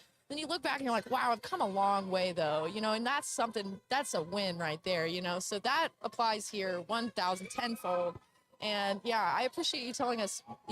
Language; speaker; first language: English; native; English